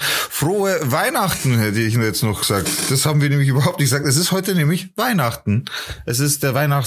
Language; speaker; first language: German; native; German